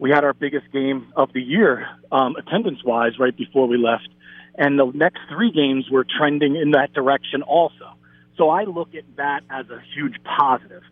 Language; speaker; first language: English; native; English